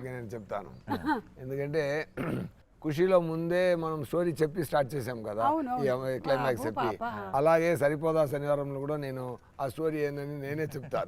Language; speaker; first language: Telugu; non-native, fluent; Tamil